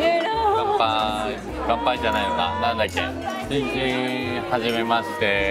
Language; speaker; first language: Japanese; native; Japanese